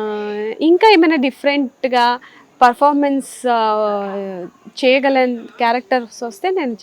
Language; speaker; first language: Telugu; non-native, fluent; Tamil